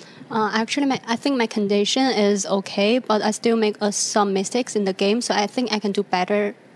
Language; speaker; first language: English; non-native, fluent; Chinese